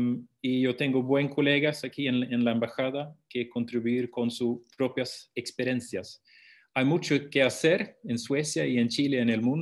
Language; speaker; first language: Spanish; non-native, fluent; Swedish